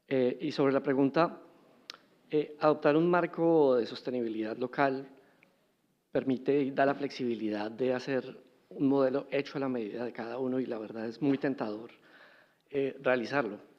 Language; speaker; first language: Spanish; native; Spanish